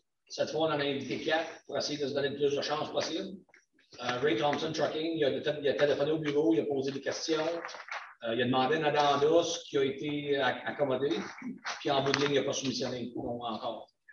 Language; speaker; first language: French; native; French